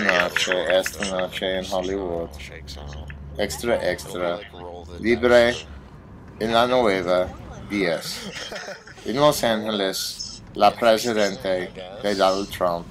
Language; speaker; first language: Spanish; non-native, learner; English